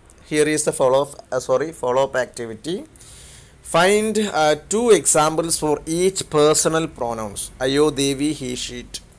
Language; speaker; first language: English; non-native, local second language; Malayalam